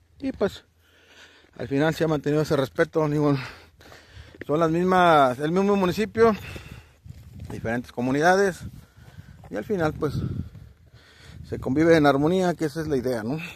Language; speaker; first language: Spanish; native; Spanish